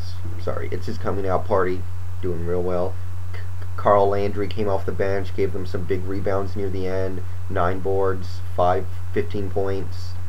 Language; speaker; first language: English; native; English